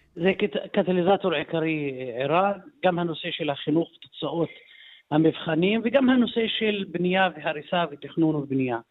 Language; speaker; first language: Hebrew; non-native, local second language; Arabic